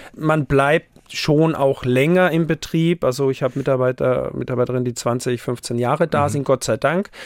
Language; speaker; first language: German; native; German